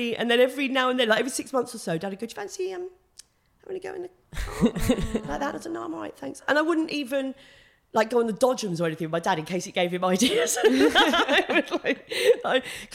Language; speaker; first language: English; native; English